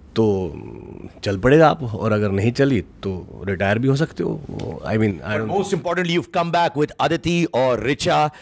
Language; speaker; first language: Hindi; native; Hindi